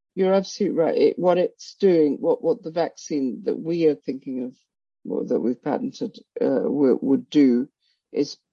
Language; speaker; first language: English; non-native, local second language; Bangla